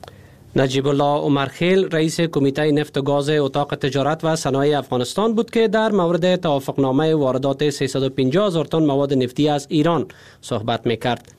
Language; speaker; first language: Persian; native; Persian